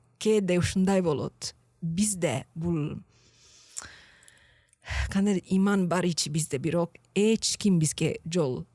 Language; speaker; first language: Kyrgyz; non-native, learner; Italian